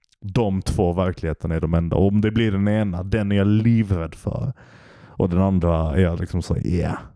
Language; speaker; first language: Swedish; early bilingual, other home language; Turkish